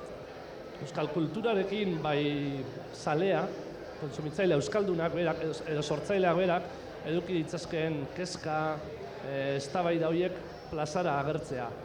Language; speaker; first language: Basque; native; Basque